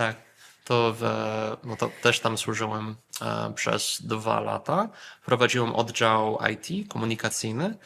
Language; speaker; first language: Polish; early bilingual, heritage; Polish